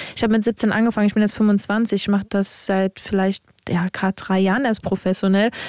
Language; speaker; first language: German; early bilingual, other home language; Serbian